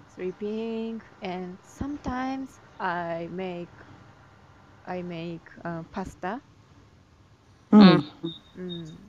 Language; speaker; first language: English; non-native, learner; Japanese